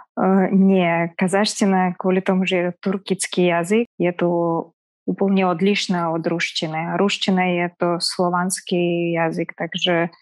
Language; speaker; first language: Slovak; non-native, fluent; Kazakh